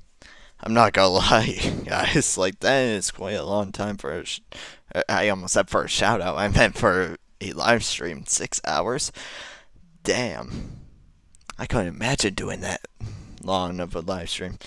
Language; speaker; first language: English; native; English